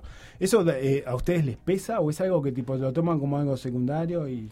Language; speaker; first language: Spanish; native; Spanish